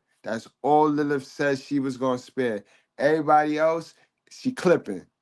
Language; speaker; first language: English; native; English